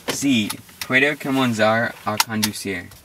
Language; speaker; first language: Spanish; non-native, learner; English